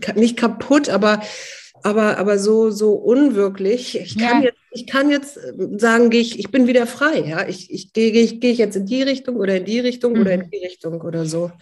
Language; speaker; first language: German; native; German